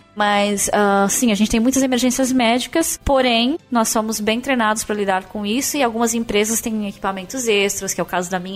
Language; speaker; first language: Portuguese; native; Portuguese